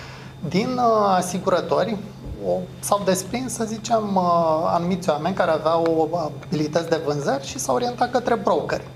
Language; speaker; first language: Romanian; native; Romanian